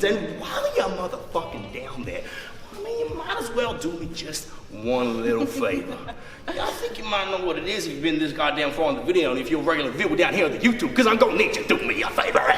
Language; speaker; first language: English; native; English